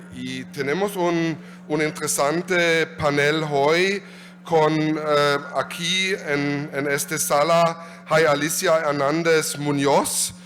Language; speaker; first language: Spanish; non-native, learner; German